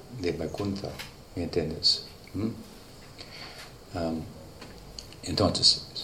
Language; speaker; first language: Spanish; non-native, learner; English